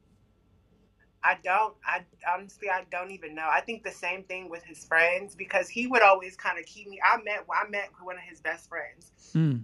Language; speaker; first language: English; native; English